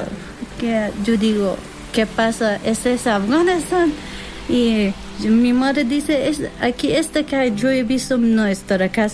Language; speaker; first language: Spanish; non-native, learner; Persian